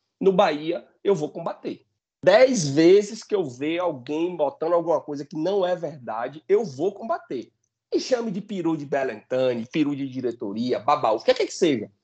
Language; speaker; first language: Portuguese; native; Portuguese